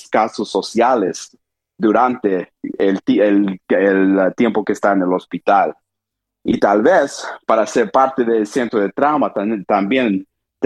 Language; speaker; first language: Spanish; early bilingual, heritage; Spanish